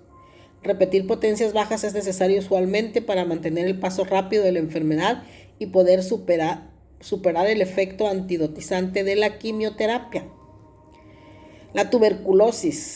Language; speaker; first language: Spanish; native; Spanish